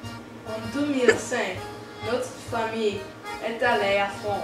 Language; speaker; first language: French; non-native, learner; English